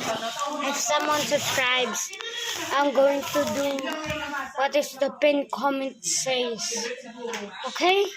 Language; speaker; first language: English; non-native, local second language; Filipino